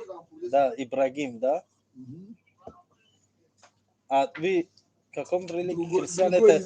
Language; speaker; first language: Russian; non-native, learner; Tajik